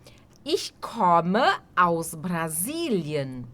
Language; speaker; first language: German; non-native, fluent; Portuguese